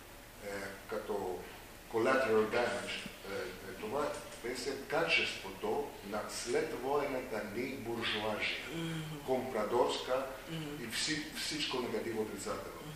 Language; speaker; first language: Bulgarian; non-native, fluent; Greek